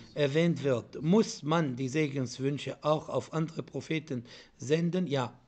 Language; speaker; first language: German; non-native, fluent; Arabic